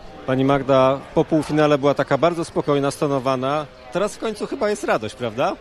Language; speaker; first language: Polish; native; Polish